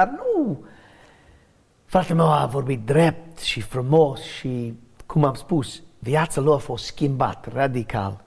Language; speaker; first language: Romanian; early bilingual, heritage; English